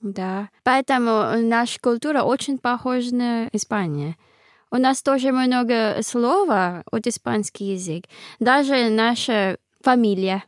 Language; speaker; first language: Russian; non-native, learner; Filipino